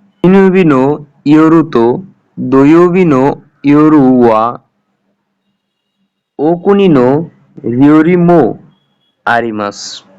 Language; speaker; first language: Japanese; non-native, learner; Bangla